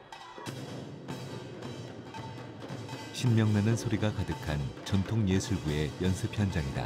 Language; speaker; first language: Korean; native; Korean